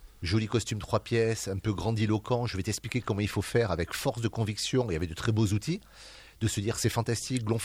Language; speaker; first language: French; native; French